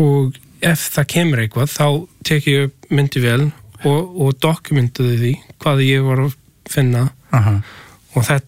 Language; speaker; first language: Icelandic; non-native, learner; English